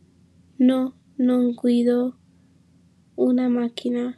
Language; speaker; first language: Italian; non-native, learner; English